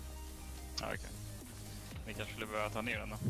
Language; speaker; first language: Swedish; native; Swedish